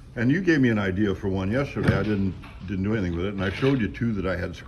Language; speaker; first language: English; native; English